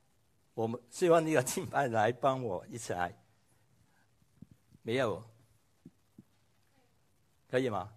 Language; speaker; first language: Chinese; non-native, local second language; Cantonese